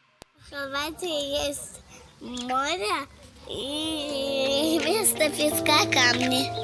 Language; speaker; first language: Russian; early bilingual, other home language; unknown